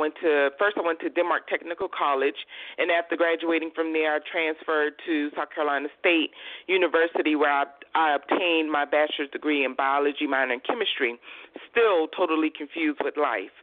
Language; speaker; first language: English; native; English